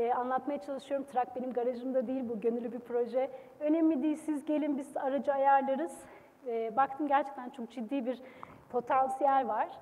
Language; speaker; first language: Turkish; native; Turkish